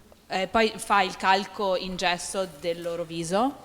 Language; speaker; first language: Italian; native; Italian